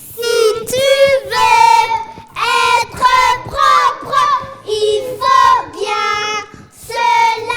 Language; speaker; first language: French; non-native, learner; Kinyarwanda